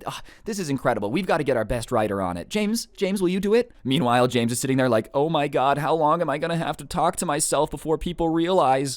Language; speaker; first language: English; native; English